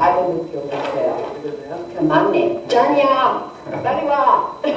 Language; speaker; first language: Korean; non-native, learner; English